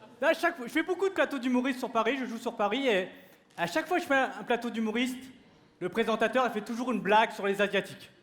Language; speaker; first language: French; early bilingual, other home language; Vietnamese